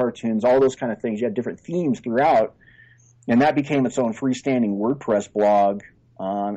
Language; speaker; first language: English; native; English